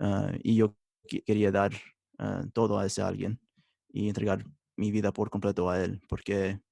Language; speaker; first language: Spanish; early bilingual, heritage; Spanish